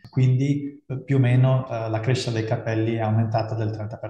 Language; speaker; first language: Italian; early bilingual, other home language; Dutch